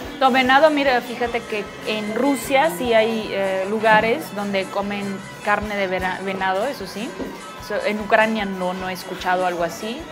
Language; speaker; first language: Spanish; non-native, fluent; Ukrainian